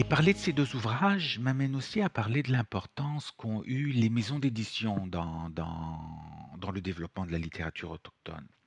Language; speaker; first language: French; non-native, fluent; Italian